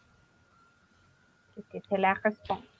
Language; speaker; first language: French; non-native, learner; Spanish